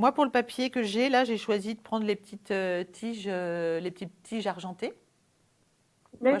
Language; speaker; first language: French; native; French